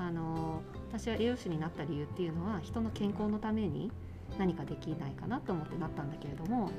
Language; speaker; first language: Japanese; early bilingual, heritage; Japanese